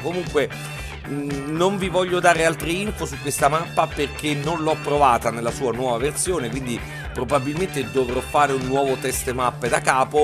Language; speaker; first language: Italian; native; Italian